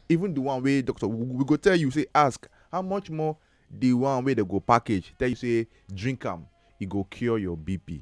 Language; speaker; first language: Nigerian Pidgin; native; Nigerian Pidgin